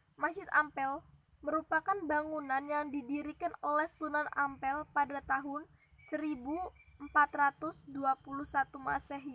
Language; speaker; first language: Indonesian; native; Indonesian